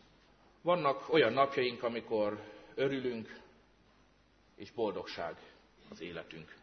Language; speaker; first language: Hungarian; native; Hungarian